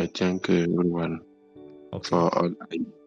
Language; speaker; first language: English; non-native, learner; French